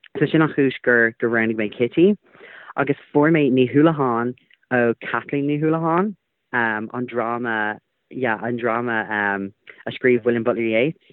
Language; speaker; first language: Irish; non-native, local second language; English